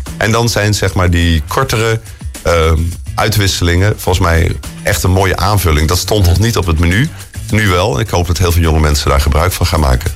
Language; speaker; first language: Dutch; native; Dutch